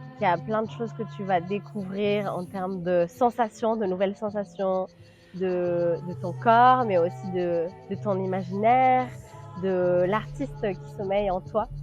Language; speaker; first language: French; non-native, fluent; Spanish